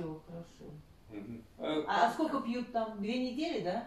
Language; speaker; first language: Russian; non-native, learner; Chinese